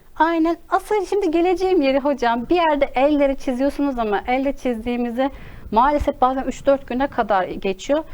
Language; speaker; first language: Turkish; native; Turkish